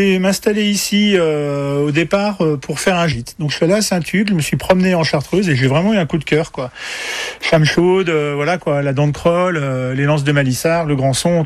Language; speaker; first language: French; native; French